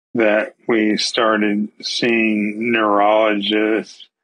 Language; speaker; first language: English; native; English